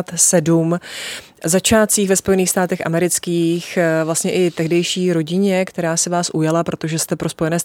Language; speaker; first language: Czech; native; Czech